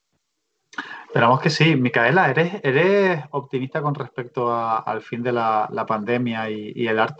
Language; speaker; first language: Spanish; native; Spanish